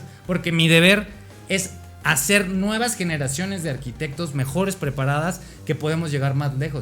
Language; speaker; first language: Spanish; native; Spanish